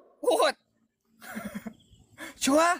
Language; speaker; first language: English; non-native, learner; Thai